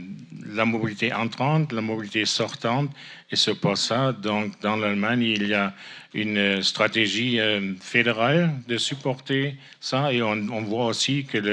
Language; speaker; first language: French; non-native, fluent; German